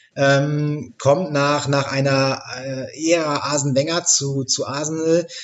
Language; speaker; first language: German; native; German